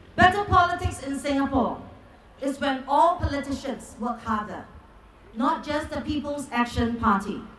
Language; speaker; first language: English; non-native, local second language; Chinese